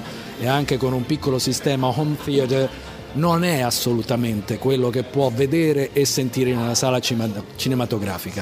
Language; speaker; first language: Italian; native; Italian